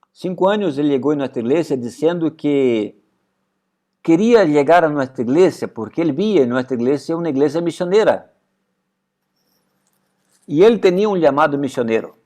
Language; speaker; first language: Spanish; non-native, fluent; Portuguese